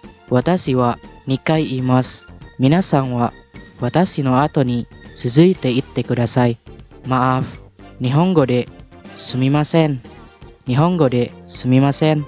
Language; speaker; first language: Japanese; non-native, fluent; Indonesian